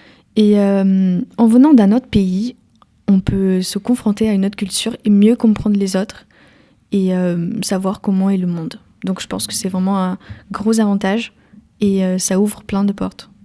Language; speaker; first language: French; early bilingual, other home language; Ukrainian